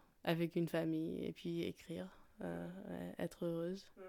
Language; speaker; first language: French; non-native, fluent; Polish